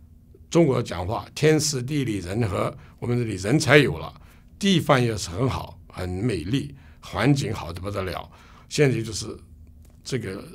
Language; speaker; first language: Chinese; non-native, local second language; Cantonese